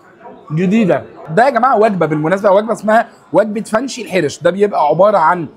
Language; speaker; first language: Arabic; native; Arabic